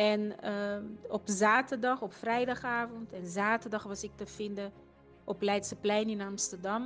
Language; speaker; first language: Dutch; non-native, fluent; Portuguese